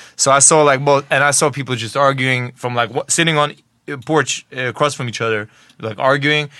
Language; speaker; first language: English; non-native, fluent; Swedish